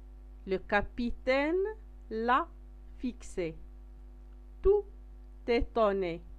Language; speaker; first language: French; non-native, local second language; Arabic